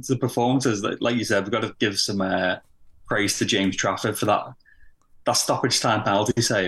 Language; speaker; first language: English; native; English